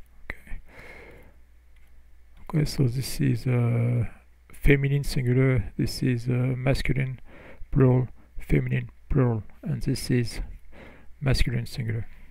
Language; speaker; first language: English; non-native, fluent; French